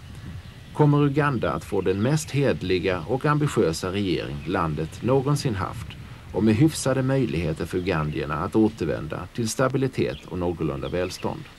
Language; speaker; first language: Swedish; native; Swedish